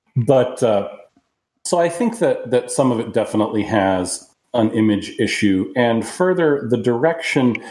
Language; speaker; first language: English; native; English